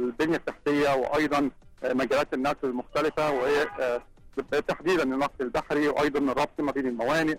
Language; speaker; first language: Arabic; native; Arabic